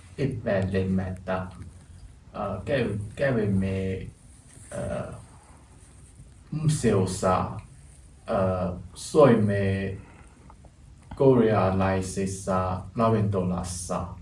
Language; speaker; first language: Finnish; non-native, learner; Chinese